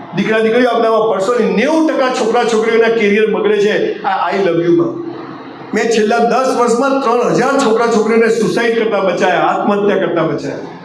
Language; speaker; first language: Gujarati; native; Gujarati